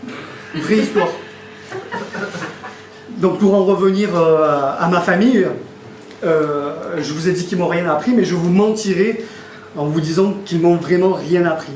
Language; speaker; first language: French; native; French